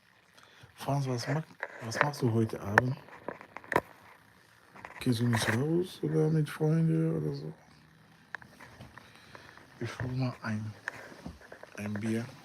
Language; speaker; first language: German; non-native, learner; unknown